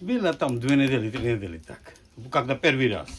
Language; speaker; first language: Russian; non-native, fluent; Georgian